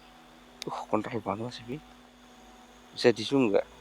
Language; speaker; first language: Indonesian; native; Indonesian